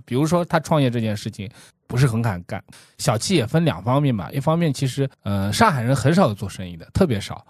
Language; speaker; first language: Chinese; non-native, local second language; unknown